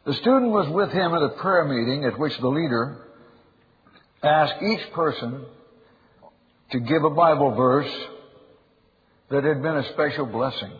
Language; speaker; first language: English; native; English